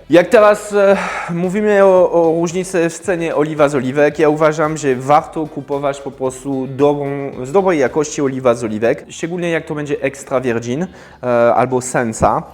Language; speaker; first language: Polish; non-native, fluent; French